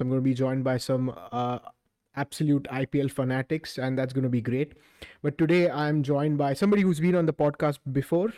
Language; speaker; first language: English; non-native, local second language; Hindi